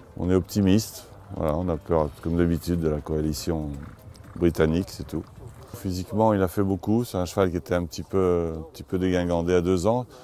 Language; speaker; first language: French; native; French